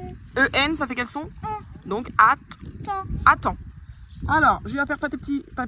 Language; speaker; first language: French; native; French